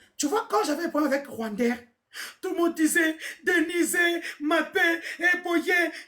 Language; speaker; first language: French; non-native, local second language; Lingala